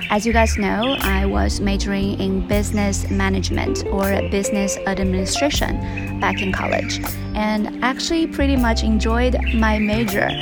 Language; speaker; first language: English; non-native, fluent; Chinese